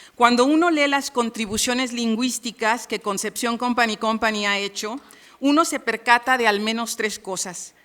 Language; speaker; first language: Spanish; native; Spanish